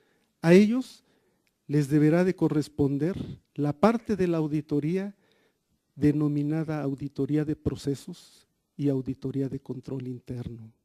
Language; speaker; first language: Spanish; native; Spanish